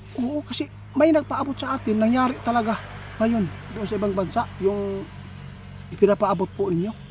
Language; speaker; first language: Filipino; non-native, local second language; Cebuano